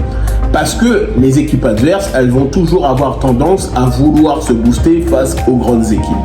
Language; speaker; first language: French; native; French